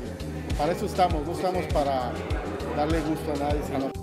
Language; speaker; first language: Spanish; native; Spanish